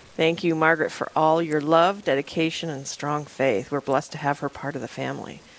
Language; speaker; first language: English; native; English